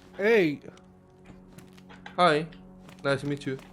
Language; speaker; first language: English; non-native, learner; Korean